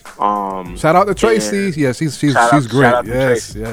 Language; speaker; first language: English; native; English